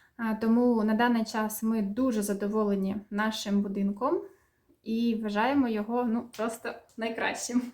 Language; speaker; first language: Ukrainian; native; Ukrainian